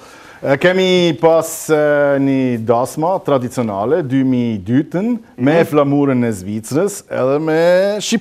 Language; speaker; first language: Albanian; non-native, learner; German